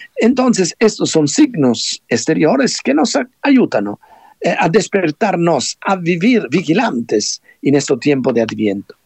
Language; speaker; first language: Spanish; non-native, fluent; Italian